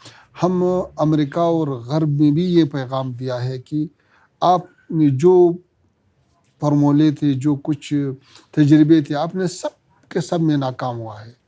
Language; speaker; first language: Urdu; non-native, fluent; Pashto